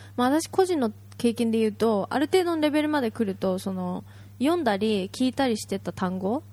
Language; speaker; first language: Japanese; native; Japanese